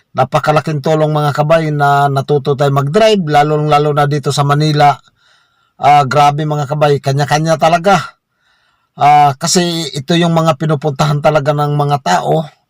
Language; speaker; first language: Filipino; non-native, local second language; Cebuano